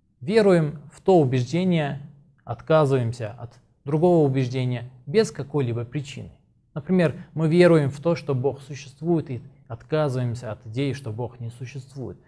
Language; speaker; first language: Russian; non-native, local second language; Azerbaijani